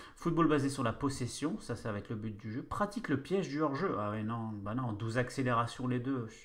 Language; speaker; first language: French; native; French